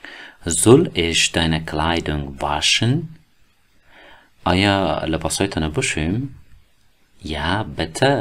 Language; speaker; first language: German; non-native, learner; Persian